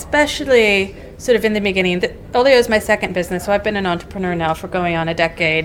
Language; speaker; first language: English; native; English